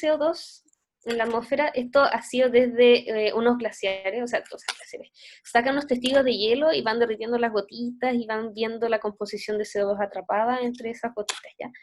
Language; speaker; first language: Spanish; native; Spanish